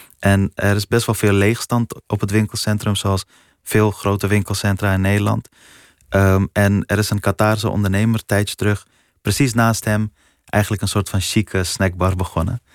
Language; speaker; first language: Dutch; early bilingual, other home language; Persian